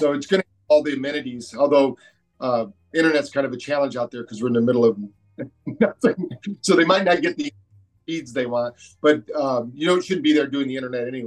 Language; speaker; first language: English; native; English